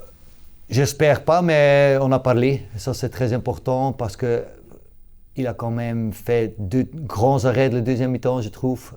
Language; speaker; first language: French; non-native, local second language; Dutch